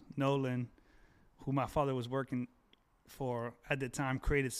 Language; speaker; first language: English; early bilingual, other home language; French